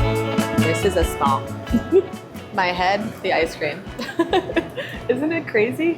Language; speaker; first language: English; native; English